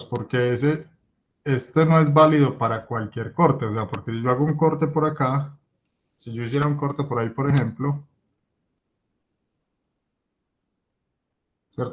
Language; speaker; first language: Spanish; native; Spanish